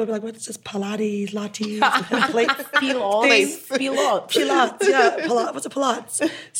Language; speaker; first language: English; native; English